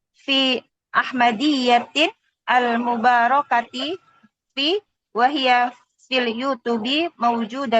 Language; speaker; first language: Arabic; non-native, learner; Indonesian